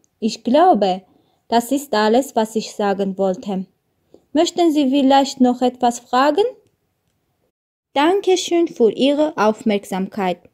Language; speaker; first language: German; non-native, learner; Armenian